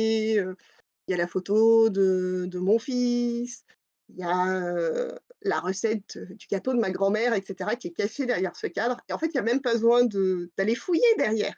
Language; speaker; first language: French; native; French